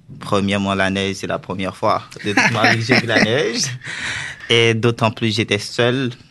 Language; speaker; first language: French; non-native, local second language; Haitian Creole